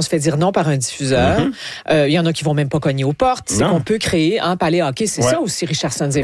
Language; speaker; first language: French; native; French